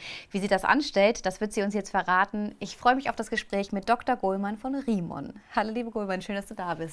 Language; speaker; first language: German; native; German